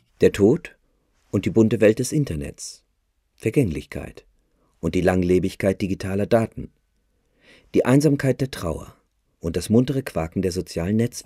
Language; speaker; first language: German; native; German